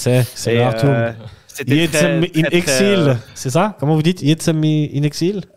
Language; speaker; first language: French; native; French